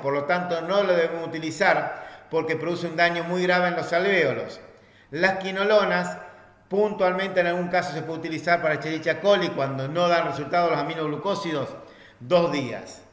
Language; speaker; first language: Spanish; native; Spanish